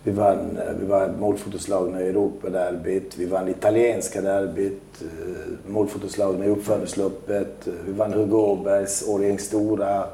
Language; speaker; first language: Swedish; early bilingual, other home language; Albanian